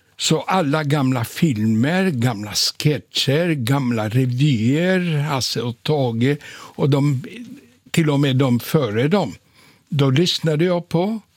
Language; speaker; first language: Swedish; non-native, fluent; Polish